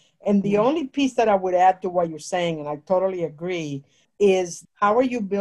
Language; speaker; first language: English; native; English